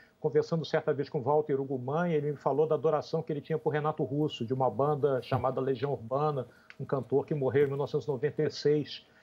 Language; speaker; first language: Portuguese; native; Portuguese